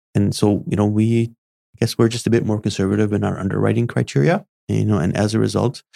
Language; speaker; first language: English; early bilingual, other home language; Arabic